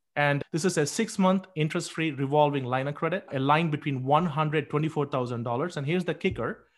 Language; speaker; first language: English; non-native, local second language; Tamil